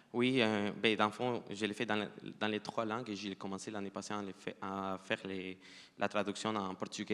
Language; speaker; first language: French; non-native, fluent; Spanish